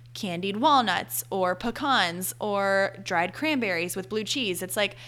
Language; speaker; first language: English; native; English